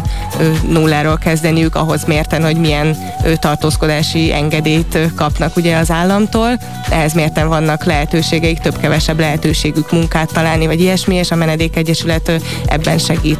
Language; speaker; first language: Hungarian; native; Hungarian